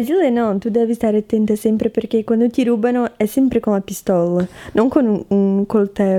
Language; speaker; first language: Italian; non-native, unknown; Portuguese